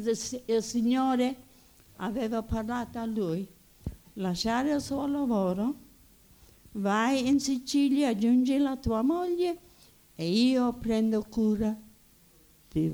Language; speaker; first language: Italian; early bilingual, heritage; Italian